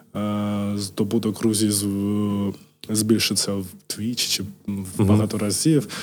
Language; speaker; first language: Ukrainian; non-native, local second language; Georgian